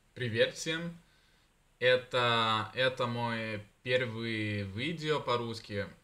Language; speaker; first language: Russian; non-native, learner; Italian